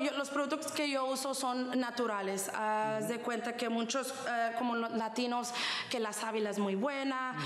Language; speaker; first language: Spanish; early bilingual, heritage; Spanish